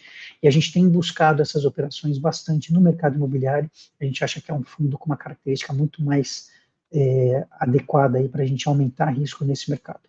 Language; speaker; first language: Portuguese; native; Portuguese